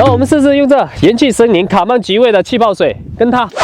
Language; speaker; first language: Chinese; native; Chinese